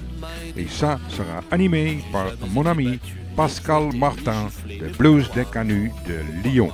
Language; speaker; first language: French; non-native, fluent; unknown